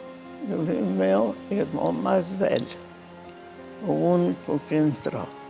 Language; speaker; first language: Portuguese; non-native, fluent; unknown